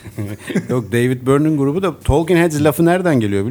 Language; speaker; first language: Turkish; native; Turkish